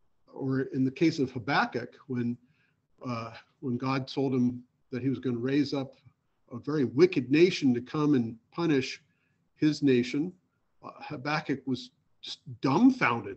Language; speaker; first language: English; native; English